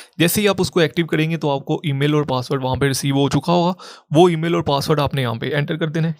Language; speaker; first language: Urdu; non-native, local second language; Punjabi